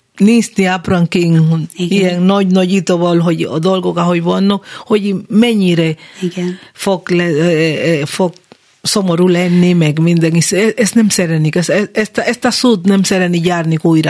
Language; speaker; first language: Hungarian; non-native, learner; Spanish